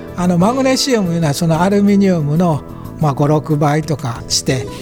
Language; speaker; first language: Japanese; native; Japanese